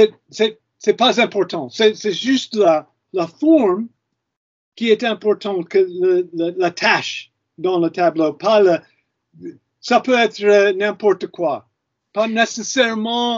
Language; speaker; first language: French; non-native, fluent; English